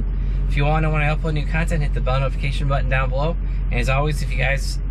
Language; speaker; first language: English; native; English